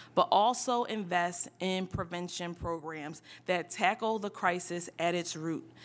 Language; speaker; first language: English; native; English